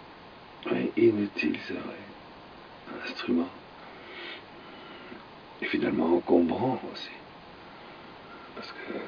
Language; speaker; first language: French; native; French